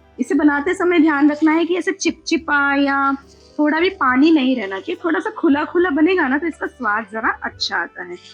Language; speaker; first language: Hindi; non-native, local second language; Marathi